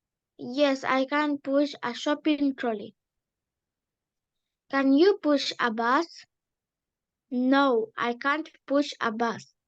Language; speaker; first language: English; non-native, learner; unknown